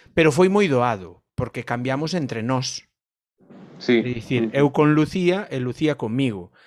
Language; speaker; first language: Galician; non-native, local second language; Spanish